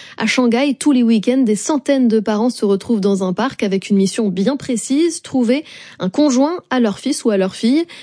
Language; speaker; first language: French; native; French